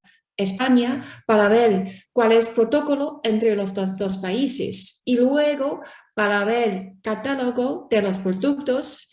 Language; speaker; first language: Spanish; non-native, learner; Chinese